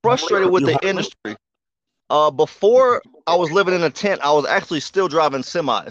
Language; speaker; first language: English; native; English